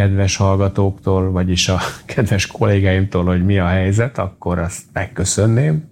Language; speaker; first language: Hungarian; native; Hungarian